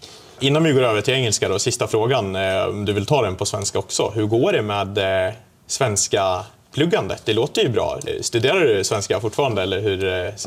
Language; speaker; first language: Swedish; native; Swedish